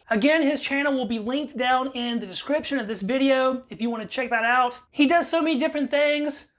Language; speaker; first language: English; native; English